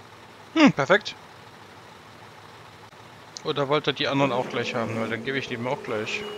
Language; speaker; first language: German; native; German